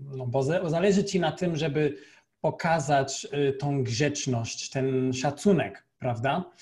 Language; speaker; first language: Polish; non-native, fluent; Portuguese